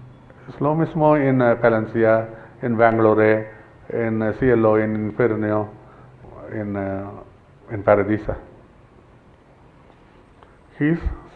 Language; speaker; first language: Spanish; non-native, learner; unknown